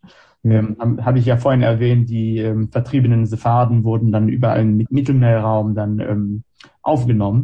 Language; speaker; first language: German; non-native, fluent; Hebrew